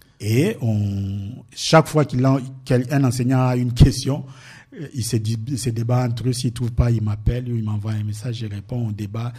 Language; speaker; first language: French; non-native, local second language; Lingala